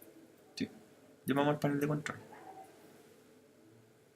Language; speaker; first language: Spanish; native; Spanish